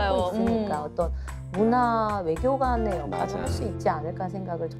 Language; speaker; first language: Korean; native; Korean